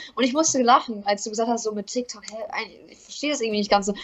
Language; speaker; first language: German; native; German